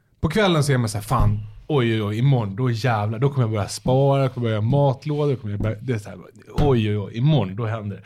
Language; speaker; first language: Swedish; native; Swedish